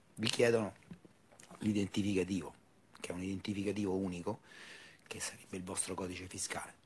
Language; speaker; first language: Italian; native; Italian